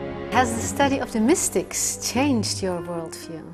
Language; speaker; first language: English; non-native, fluent; Dutch